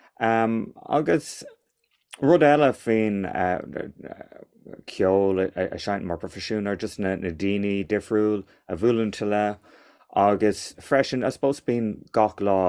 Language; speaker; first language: Irish; non-native, local second language; English